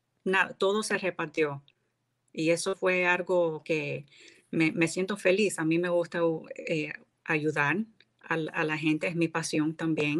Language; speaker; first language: Spanish; early bilingual, heritage; English